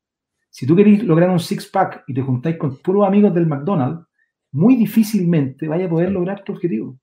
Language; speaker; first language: Spanish; native; Spanish